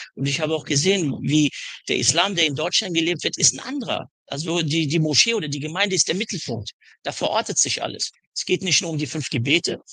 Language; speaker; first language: German; early bilingual, other home language; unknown